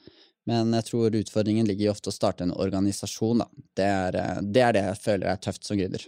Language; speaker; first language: Norwegian; native; Norwegian